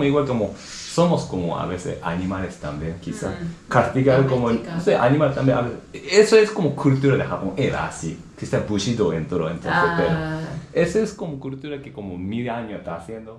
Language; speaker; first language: Spanish; non-native, learner; Japanese